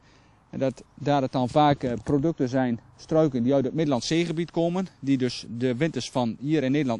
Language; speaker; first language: Dutch; native; Dutch